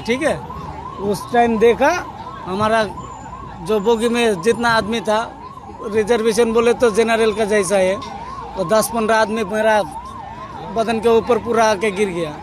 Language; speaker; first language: Hindi; non-native, local second language; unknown